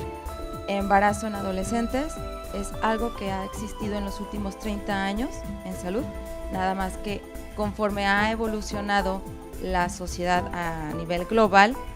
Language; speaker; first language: Spanish; native; Spanish